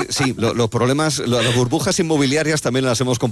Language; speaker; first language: Spanish; native; Spanish